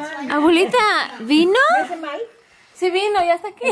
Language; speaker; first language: Spanish; early bilingual, heritage; Spanish